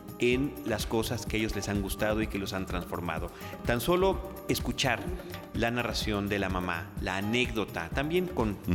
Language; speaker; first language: Spanish; native; Spanish